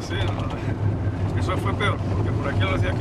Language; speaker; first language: Spanish; native; Spanish